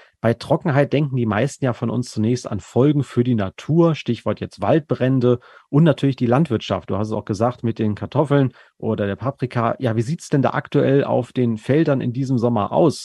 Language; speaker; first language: German; native; German